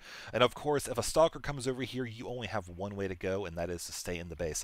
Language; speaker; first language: English; native; English